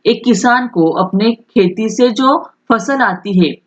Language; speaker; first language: Hindi; non-native, local second language; Marathi